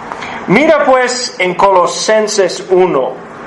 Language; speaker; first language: Spanish; non-native, fluent; English